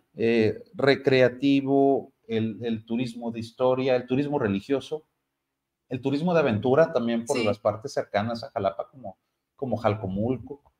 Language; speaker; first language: Spanish; native; Spanish